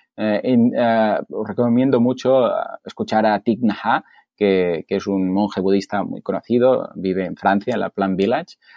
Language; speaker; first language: Spanish; native; Spanish